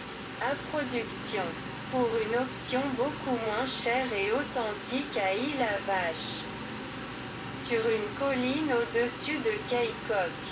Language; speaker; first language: French; non-native, local second language; Haitian Creole